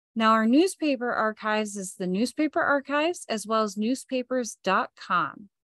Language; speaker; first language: English; native; English